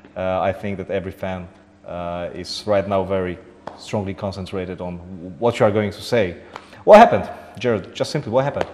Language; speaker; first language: English; non-native, fluent; Polish